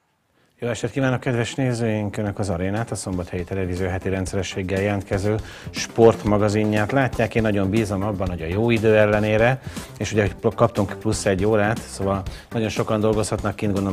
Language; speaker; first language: Hungarian; native; Hungarian